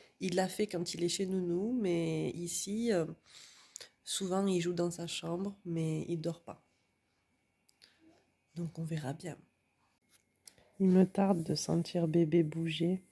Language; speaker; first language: French; native; French